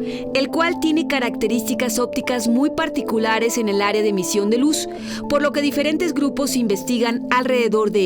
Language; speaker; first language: Spanish; native; Spanish